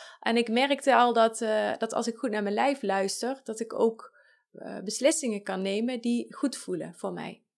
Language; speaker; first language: Dutch; native; Dutch